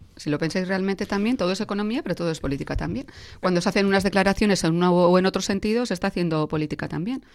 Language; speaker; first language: Spanish; native; Spanish